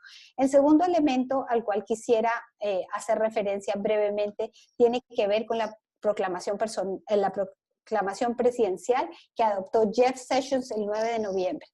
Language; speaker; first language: Spanish; native; Spanish